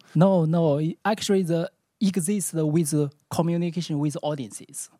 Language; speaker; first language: English; non-native, learner; Chinese